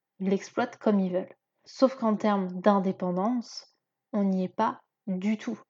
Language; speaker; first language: French; native; French